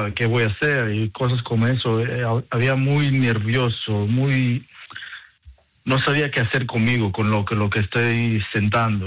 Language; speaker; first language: Spanish; non-native, learner; Hebrew